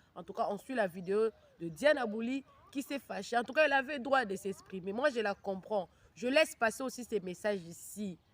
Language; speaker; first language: French; non-native, local second language; Lingala